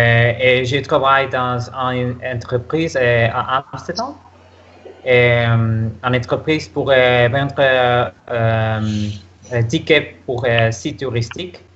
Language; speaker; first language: French; non-native, learner; Spanish